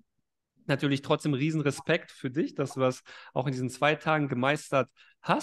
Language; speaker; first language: German; native; German